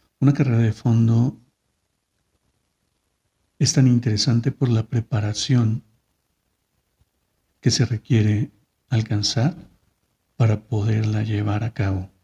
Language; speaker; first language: Spanish; native; Spanish